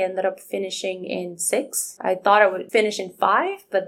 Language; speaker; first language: English; non-native, fluent; Spanish